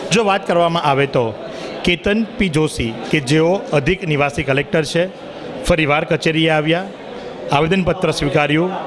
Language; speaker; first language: Gujarati; native; Gujarati